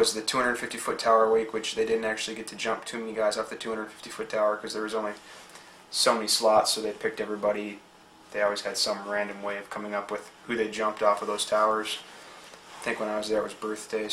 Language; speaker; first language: English; native; English